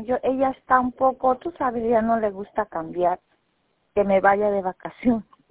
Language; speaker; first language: Spanish; native; Spanish